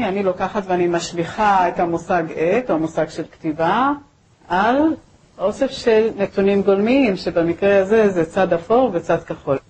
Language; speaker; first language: Hebrew; native; Hebrew